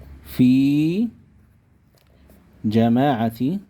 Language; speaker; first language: Arabic; non-native, fluent; Indonesian